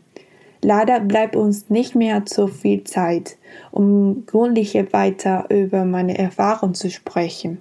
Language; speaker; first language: German; non-native, fluent; Spanish